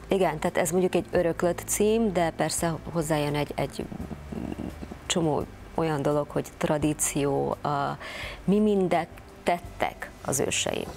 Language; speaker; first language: Hungarian; early bilingual, other home language; Czech